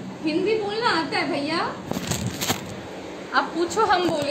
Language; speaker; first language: Hindi; non-native, local second language; Bangla